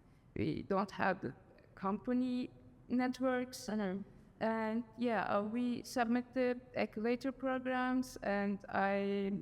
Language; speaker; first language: English; non-native, learner; Turkish